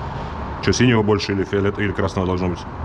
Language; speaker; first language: Russian; native; Russian